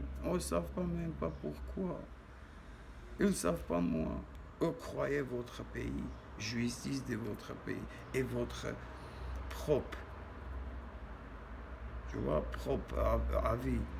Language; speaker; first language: French; non-native, learner; Armenian